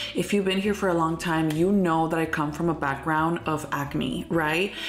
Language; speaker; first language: English; early bilingual, other home language; Spanish